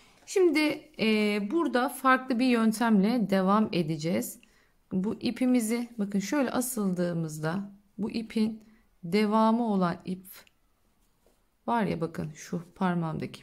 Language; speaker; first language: Turkish; native; Turkish